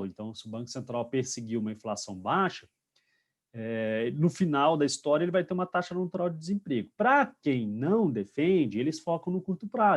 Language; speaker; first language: Portuguese; native; Portuguese